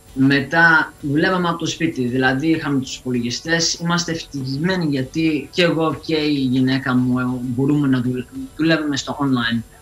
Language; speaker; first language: Greek; early bilingual, other home language; English